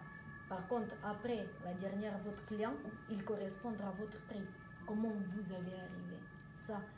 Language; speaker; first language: French; non-native, learner; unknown